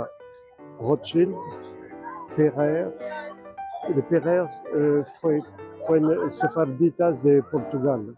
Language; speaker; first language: Spanish; non-native, fluent; French